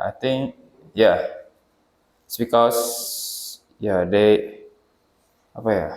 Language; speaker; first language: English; non-native, learner; Indonesian